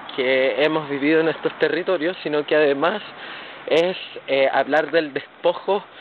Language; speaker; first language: Spanish; native; Spanish